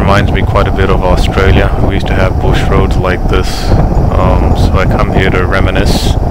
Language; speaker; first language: English; native; English